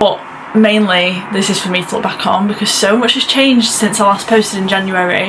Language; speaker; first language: English; native; English